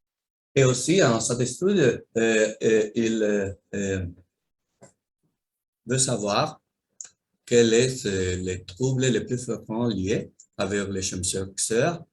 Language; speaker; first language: French; non-native, learner; Spanish